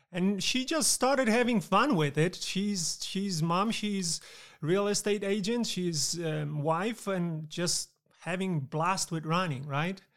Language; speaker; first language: English; non-native, fluent; Polish